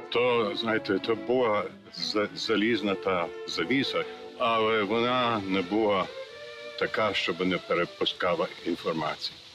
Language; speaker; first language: Ukrainian; early bilingual, heritage; Ukrainian